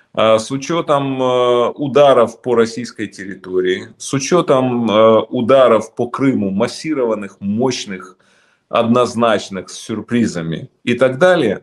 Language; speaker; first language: Russian; native; Russian